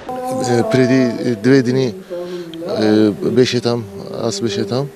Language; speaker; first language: Bulgarian; non-native, learner; Turkish